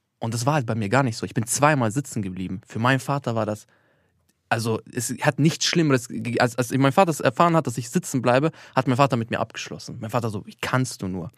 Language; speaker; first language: German; early bilingual, other home language; Albanian